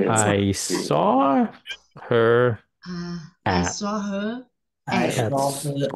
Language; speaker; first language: English; non-native, fluent; Vietnamese